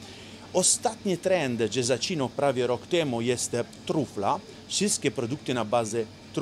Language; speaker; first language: Polish; non-native, learner; Italian